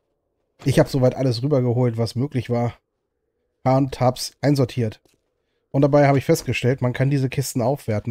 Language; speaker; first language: German; native; German